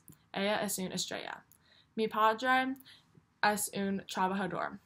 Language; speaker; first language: Spanish; non-native, learner; English